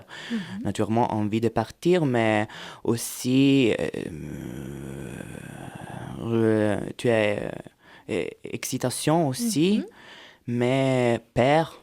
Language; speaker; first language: French; non-native, fluent; Italian